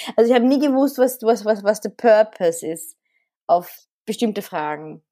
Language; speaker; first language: German; early bilingual, other home language; Arabic